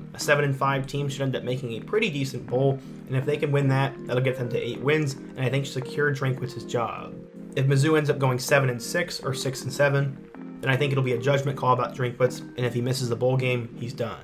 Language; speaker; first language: English; native; English